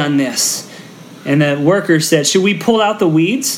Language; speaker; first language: English; native; English